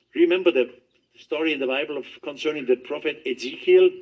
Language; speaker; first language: English; non-native, fluent; German